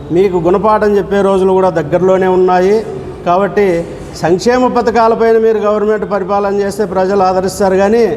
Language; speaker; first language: Telugu; native; Telugu